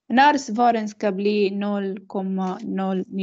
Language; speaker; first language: Swedish; non-native, learner; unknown